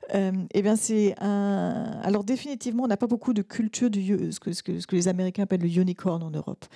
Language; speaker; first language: French; native; French